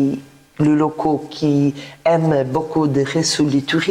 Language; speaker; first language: French; non-native, fluent; Portuguese